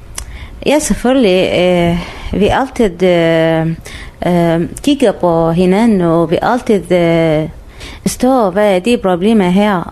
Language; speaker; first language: Danish; non-native, learner; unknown